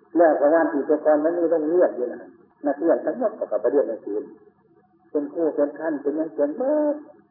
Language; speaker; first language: Thai; native; Thai